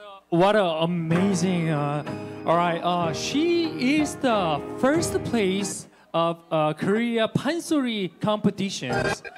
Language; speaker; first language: English; non-native, fluent; Korean